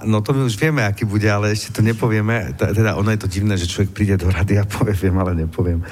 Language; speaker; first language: Slovak; native; Slovak